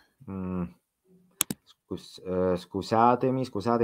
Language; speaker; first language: Italian; native; Italian